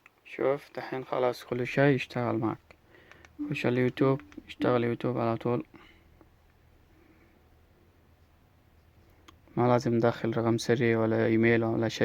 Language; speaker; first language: Arabic; non-native, learner; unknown